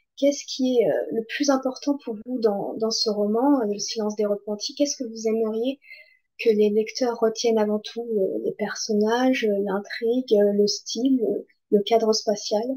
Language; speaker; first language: French; native; French